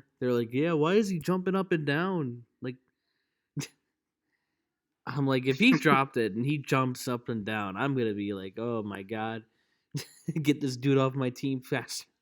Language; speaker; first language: English; native; English